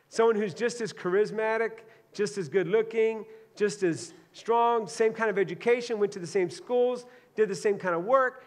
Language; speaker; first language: English; native; English